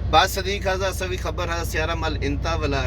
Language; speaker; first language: Arabic; non-native, learner; Urdu